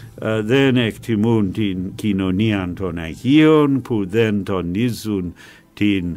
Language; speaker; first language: Greek; non-native, fluent; English